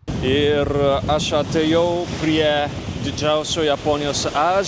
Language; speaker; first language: Lithuanian; non-native, fluent; Japanese